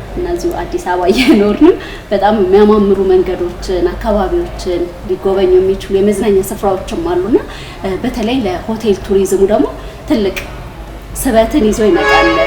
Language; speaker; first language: Amharic; native; Amharic